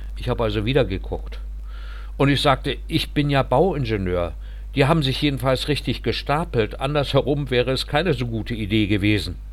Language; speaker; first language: German; native; German